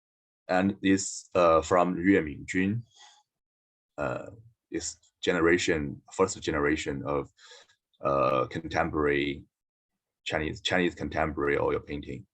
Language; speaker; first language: English; non-native, learner; Chinese